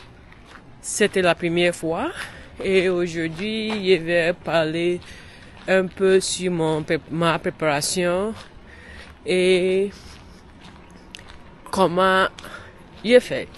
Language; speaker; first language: French; non-native, learner; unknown